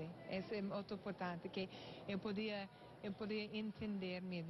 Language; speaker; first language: Portuguese; non-native, learner; English